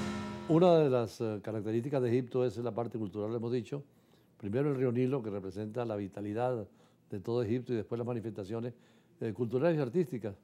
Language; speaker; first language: Spanish; native; Spanish